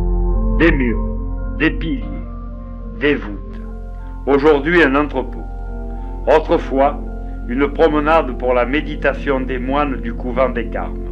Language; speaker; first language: French; native; French